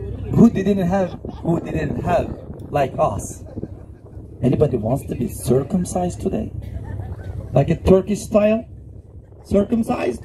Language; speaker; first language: English; non-native, fluent; Turkish